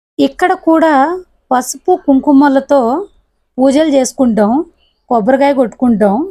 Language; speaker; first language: Telugu; non-native, local second language; Lambadi